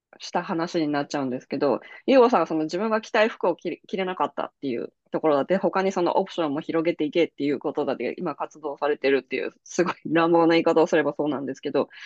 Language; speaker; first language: Japanese; native; Japanese